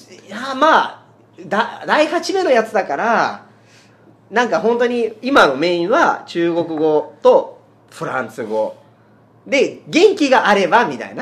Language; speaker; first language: Japanese; non-native, fluent; Spanish